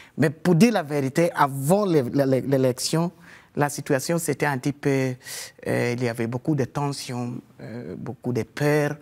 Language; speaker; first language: French; non-native, fluent; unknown